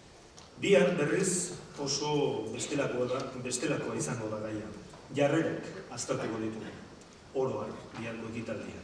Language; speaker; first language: Basque; native; Basque